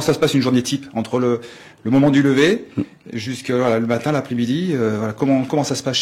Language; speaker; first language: French; native; French